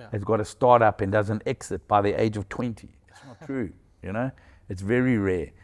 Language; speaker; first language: English; native; English